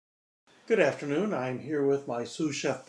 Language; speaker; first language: English; native; English